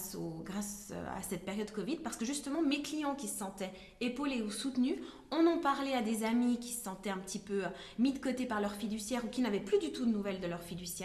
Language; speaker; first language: French; native; French